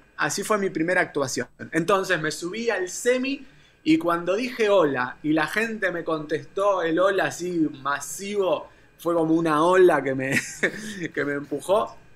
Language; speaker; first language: Spanish; native; Spanish